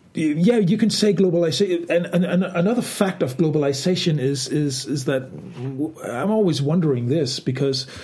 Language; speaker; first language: English; non-native, fluent; Danish